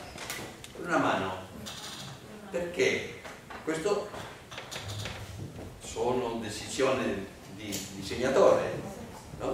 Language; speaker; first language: Italian; non-native, learner; Spanish